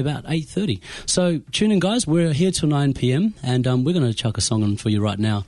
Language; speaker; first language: English; native; English